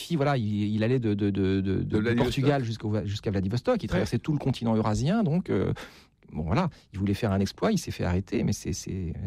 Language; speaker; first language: French; native; French